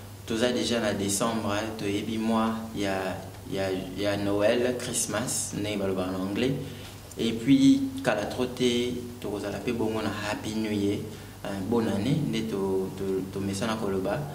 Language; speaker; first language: French; non-native, local second language; Lingala